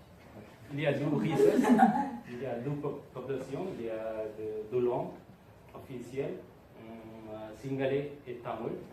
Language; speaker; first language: French; non-native, learner; Tamil